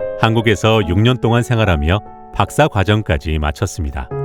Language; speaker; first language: Korean; native; Korean